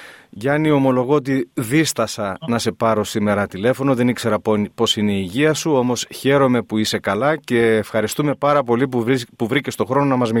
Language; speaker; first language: Greek; native; Greek